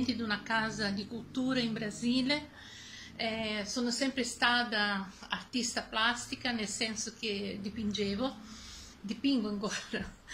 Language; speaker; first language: Italian; non-native, fluent; Portuguese